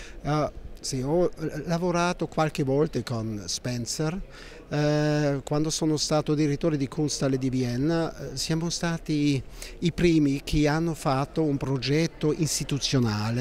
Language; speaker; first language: Italian; non-native, fluent; German